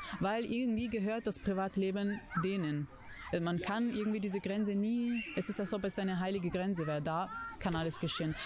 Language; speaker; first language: German; non-native, fluent; Italian